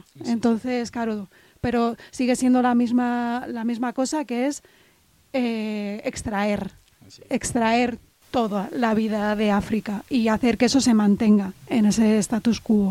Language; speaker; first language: Spanish; native; Spanish